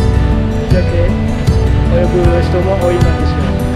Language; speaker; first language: Japanese; non-native, fluent; Indonesian